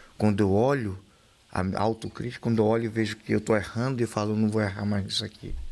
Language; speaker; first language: Portuguese; native; Portuguese